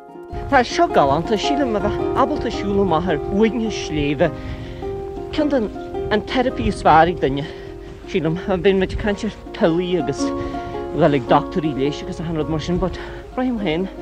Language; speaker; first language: Irish; native; Irish